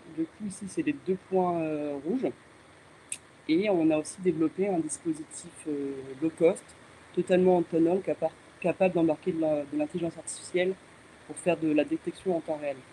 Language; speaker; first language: French; native; French